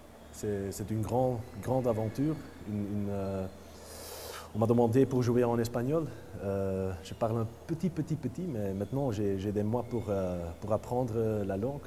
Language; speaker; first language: French; non-native, local second language; Dutch